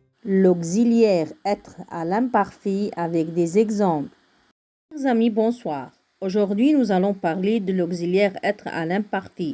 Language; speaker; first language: French; non-native, fluent; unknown